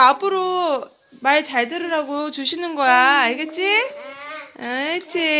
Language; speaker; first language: Korean; native; Korean